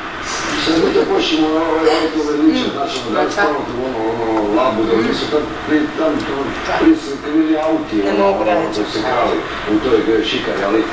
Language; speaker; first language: Croatian; native; Croatian